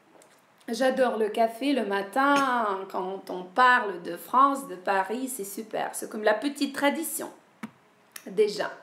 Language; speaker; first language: French; non-native, fluent; Ukrainian